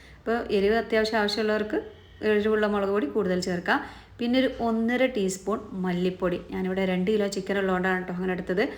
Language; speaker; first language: Malayalam; native; Malayalam